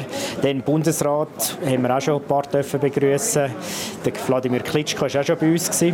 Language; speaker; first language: German; native; German